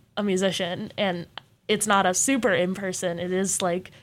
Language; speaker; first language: English; native; English